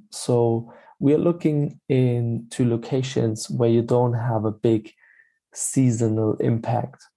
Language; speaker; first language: English; non-native, fluent; German